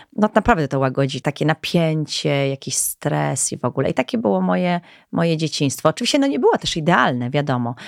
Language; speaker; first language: Polish; native; Polish